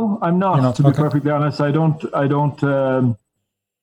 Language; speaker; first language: English; native; English